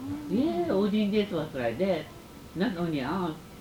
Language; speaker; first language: English; early bilingual, other home language; Japanese